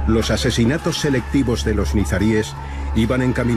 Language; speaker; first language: Spanish; native; Spanish